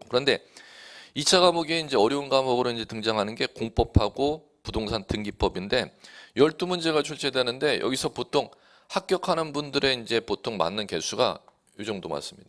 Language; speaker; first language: Korean; native; Korean